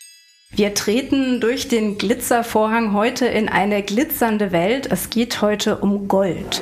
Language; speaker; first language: German; native; German